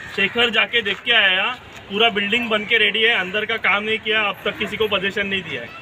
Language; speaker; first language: Hindi; non-native, local second language; Marathi